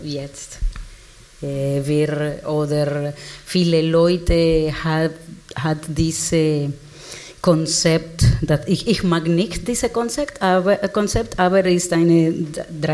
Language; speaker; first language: German; non-native, learner; Spanish